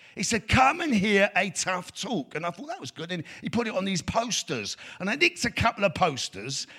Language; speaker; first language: English; native; English